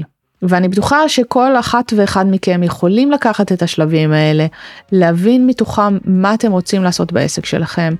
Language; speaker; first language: Hebrew; native; Hebrew